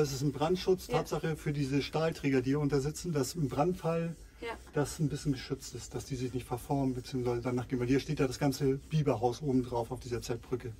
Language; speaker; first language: German; native; German